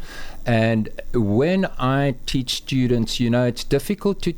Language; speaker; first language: English; native; English